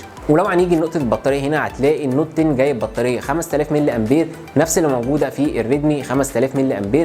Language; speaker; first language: Arabic; native; Arabic